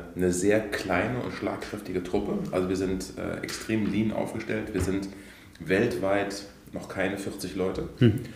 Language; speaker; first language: German; native; German